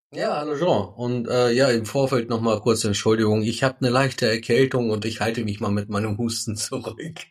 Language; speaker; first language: German; native; German